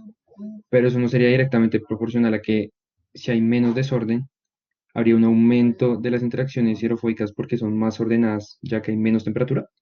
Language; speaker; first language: Spanish; native; Spanish